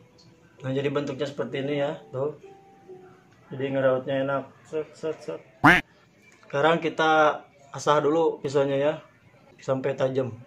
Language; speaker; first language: Indonesian; native; Indonesian